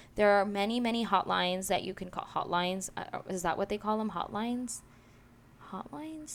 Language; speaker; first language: English; non-native, local second language; Spanish